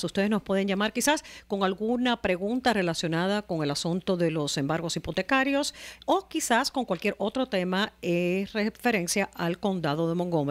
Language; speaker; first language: Spanish; native; Spanish